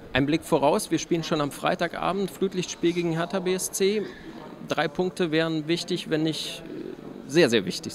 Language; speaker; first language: German; native; German